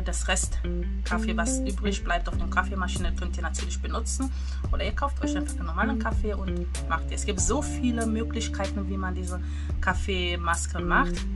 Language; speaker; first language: German; non-native, fluent; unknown